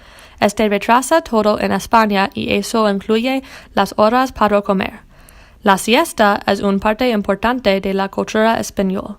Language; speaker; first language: Spanish; non-native, learner; English